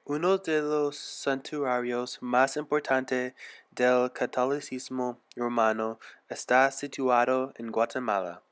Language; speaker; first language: Spanish; non-native, learner; English